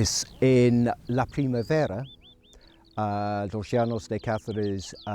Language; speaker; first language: Spanish; non-native, fluent; English